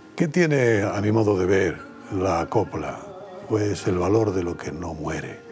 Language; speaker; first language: Spanish; native; Spanish